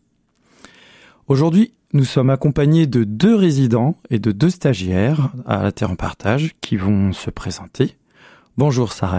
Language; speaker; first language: French; native; French